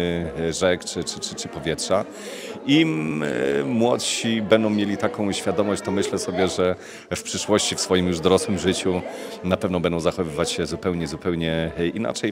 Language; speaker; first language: Polish; native; Polish